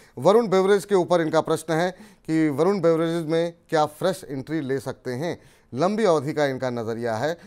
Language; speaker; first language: Hindi; native; Hindi